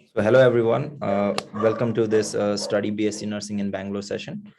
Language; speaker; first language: English; non-native, local second language; Nepali